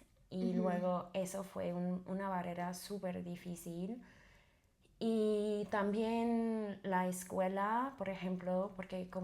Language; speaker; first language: Spanish; non-native, fluent; English